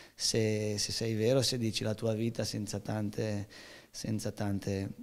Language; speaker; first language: Italian; native; Italian